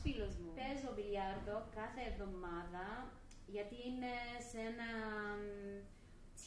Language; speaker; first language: Greek; early bilingual, heritage; English